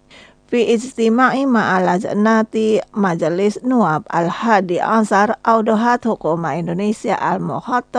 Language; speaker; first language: Arabic; non-native, fluent; Indonesian